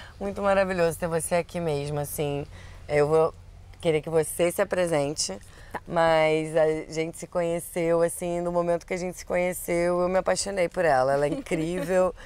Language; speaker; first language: Portuguese; native; Portuguese